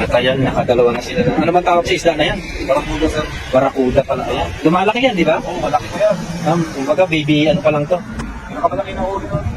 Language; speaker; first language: Filipino; non-native, local second language; Pampanga